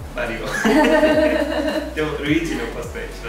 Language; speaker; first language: Japanese; non-native, fluent; English